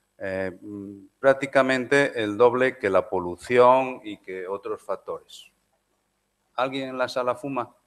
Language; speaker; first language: Spanish; non-native, local second language; Galician